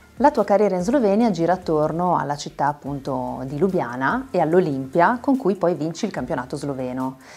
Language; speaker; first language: Italian; native; Italian